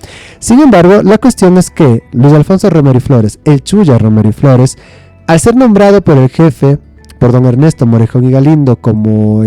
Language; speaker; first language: Spanish; native; Spanish